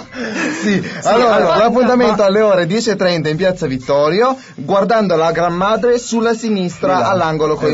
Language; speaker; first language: Italian; native; Italian